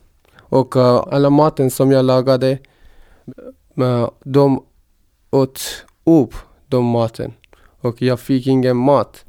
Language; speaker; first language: Swedish; non-native, fluent; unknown